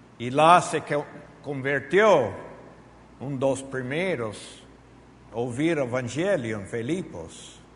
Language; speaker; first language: Portuguese; non-native, fluent; Spanish